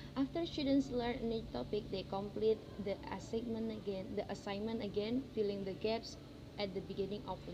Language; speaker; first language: English; non-native, learner; Indonesian